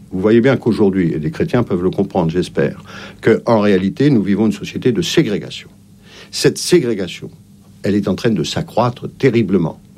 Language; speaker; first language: French; native; French